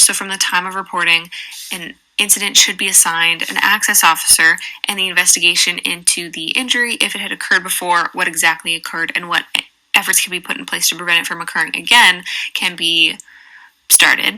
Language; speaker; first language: English; native; English